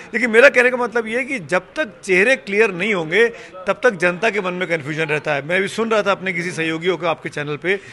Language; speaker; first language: Hindi; native; Hindi